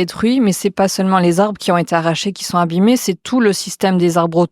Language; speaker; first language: French; native; French